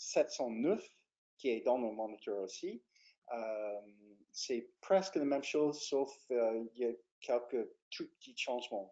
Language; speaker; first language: French; non-native, fluent; English